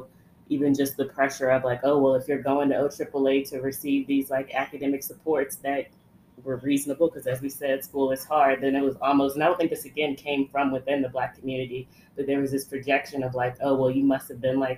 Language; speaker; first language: English; native; English